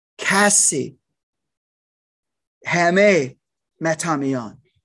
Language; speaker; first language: Persian; non-native, learner; English